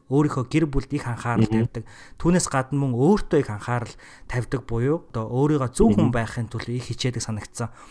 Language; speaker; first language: Mongolian; non-native, fluent; English